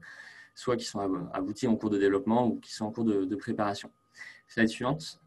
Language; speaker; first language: French; native; French